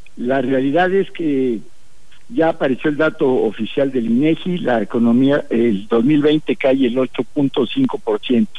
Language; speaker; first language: Spanish; native; Spanish